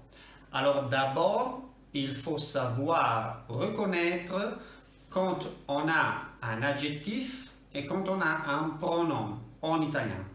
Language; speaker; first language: French; non-native, fluent; Italian